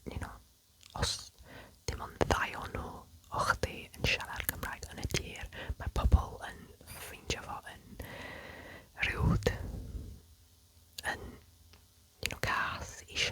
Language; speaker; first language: Welsh; non-native, local second language; English